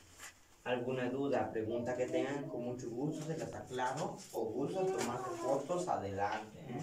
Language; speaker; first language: Spanish; native; Spanish